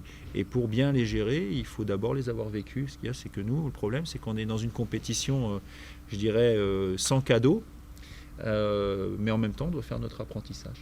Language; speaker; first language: French; native; French